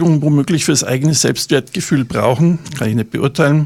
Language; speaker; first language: German; native; German